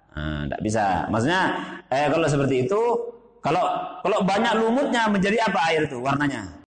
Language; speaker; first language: Indonesian; non-native, local second language; Madurese